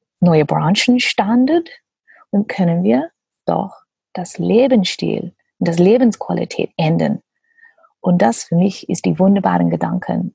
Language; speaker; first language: German; non-native, learner; English